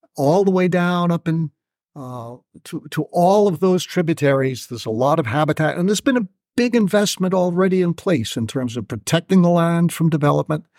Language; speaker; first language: English; native; English